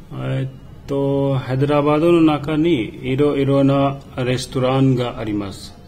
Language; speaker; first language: Japanese; non-native, learner; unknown